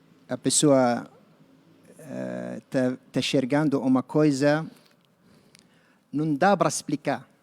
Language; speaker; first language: Portuguese; non-native, learner; Arabic